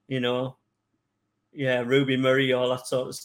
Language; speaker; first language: English; native; English